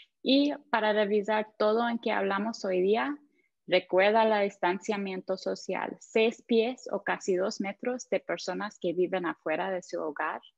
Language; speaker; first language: Spanish; non-native, fluent; English